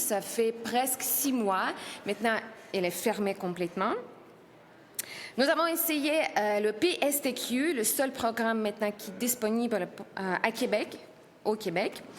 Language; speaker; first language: French; non-native, learner; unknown